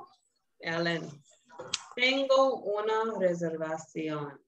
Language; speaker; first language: Spanish; non-native, learner; English